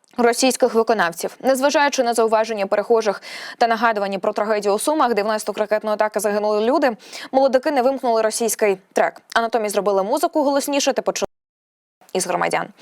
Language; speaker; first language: Ukrainian; native; Ukrainian